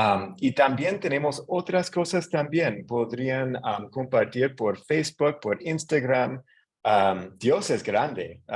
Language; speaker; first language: Spanish; non-native, fluent; English